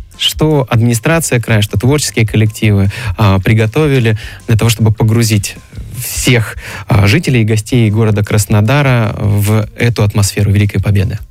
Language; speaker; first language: Russian; native; Russian